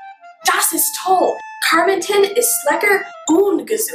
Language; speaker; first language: German; non-native, learner; English